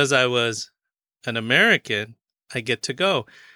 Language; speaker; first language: English; native; English